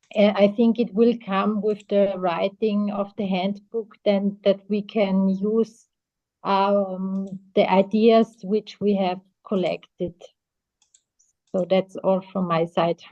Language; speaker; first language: English; non-native, fluent; German